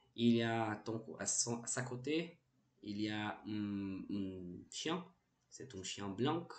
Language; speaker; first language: French; non-native, learner; Portuguese